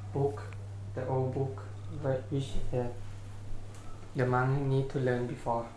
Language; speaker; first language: English; non-native, learner; Thai